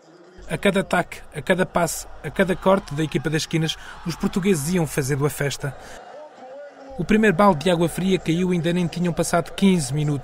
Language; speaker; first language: Portuguese; native; Portuguese